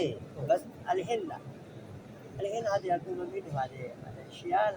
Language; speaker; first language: Arabic; non-native, learner; Urdu